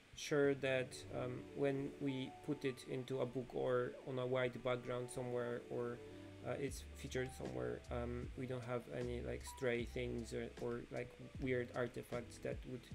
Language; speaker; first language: English; non-native, fluent; Polish